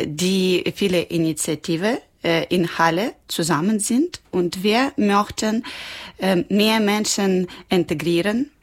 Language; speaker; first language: German; non-native, learner; Ukrainian